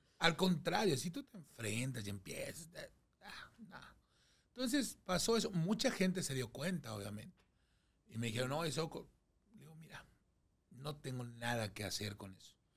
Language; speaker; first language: Spanish; native; Spanish